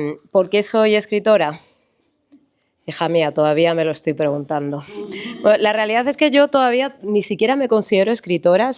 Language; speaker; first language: Spanish; native; Spanish